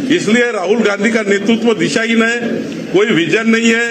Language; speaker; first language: Hindi; non-native, local second language; Marathi